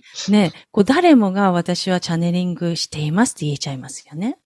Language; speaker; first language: Japanese; native; Japanese